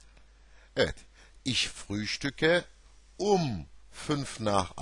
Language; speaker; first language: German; non-native, fluent; Turkish